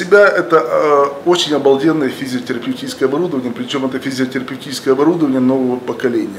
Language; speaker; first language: Russian; native; Russian